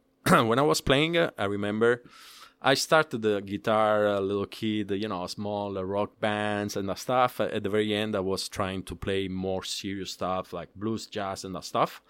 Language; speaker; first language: English; non-native, fluent; Italian